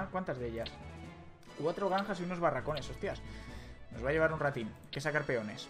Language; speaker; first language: Spanish; native; Spanish